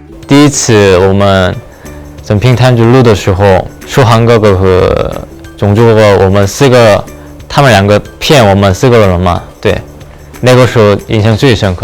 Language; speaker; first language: Chinese; non-native, learner; Korean